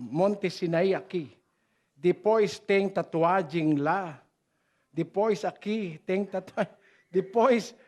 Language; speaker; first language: Portuguese; non-native, learner; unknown